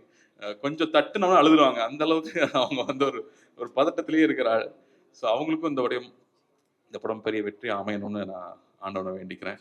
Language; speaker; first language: Tamil; native; Tamil